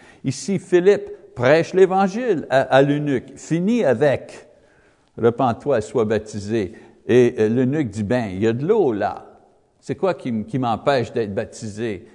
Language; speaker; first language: French; non-native, learner; English